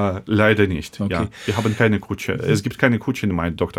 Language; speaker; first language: German; non-native, fluent; Russian